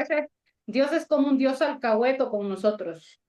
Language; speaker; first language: Spanish; native; Spanish